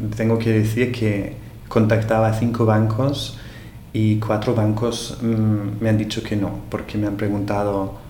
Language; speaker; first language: Spanish; non-native, fluent; German